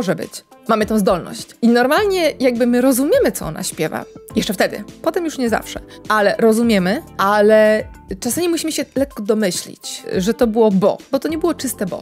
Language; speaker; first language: Polish; native; Polish